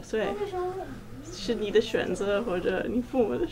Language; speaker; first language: Chinese; non-native, learner; English